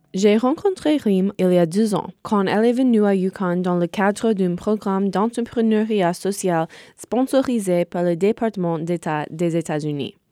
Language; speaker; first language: French; non-native, fluent; English